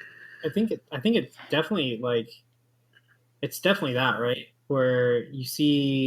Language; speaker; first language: English; native; English